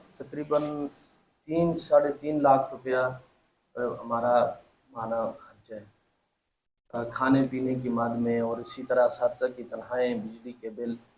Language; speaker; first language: Urdu; non-native, local second language; Pahari-Potwari